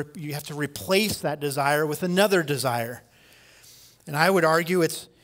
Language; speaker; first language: English; native; English